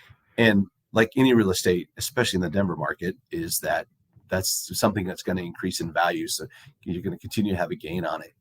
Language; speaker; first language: English; native; English